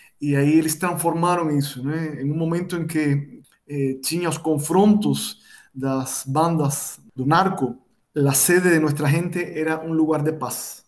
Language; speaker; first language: Portuguese; non-native, fluent; Spanish